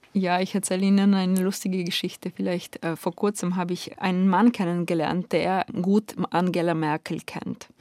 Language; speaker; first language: German; non-native, fluent; Ukrainian